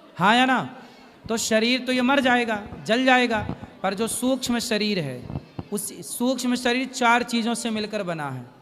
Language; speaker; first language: Hindi; native; Hindi